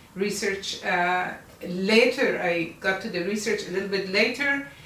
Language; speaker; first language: English; non-native, fluent; Persian